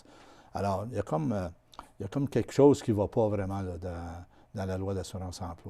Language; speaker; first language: French; native; French